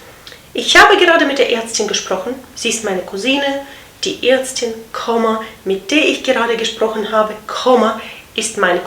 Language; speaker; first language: German; non-native, fluent; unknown